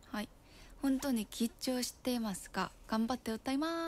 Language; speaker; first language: Japanese; non-native, fluent; Korean